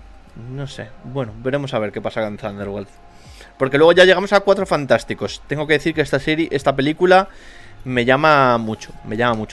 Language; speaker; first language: Spanish; native; Spanish